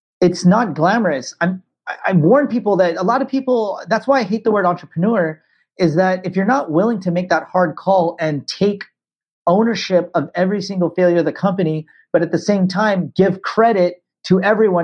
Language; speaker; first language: English; native; English